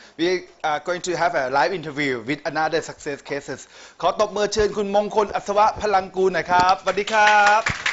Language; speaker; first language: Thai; native; Thai